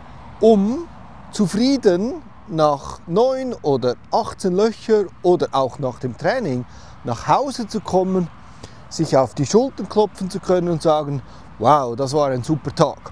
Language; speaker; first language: German; native; German